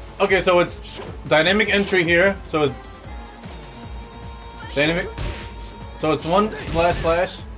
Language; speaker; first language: English; native; English